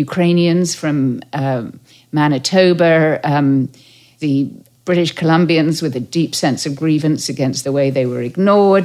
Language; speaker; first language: English; native; English